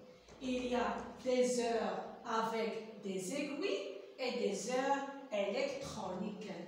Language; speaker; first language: French; non-native, local second language; Arabic